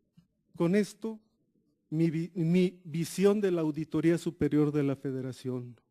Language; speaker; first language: Spanish; native; Spanish